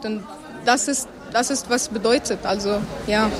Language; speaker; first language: German; non-native, fluent; Arabic